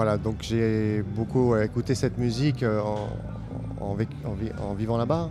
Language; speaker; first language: French; native; French